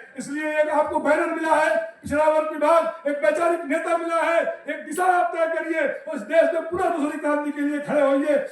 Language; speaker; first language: Hindi; native; Hindi